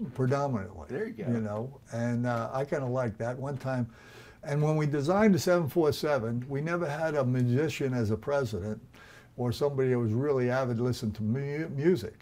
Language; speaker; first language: English; native; English